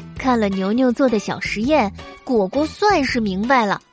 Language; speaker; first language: Chinese; native; Chinese